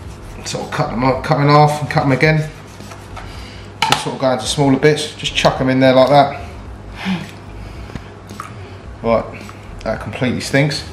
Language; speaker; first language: English; native; English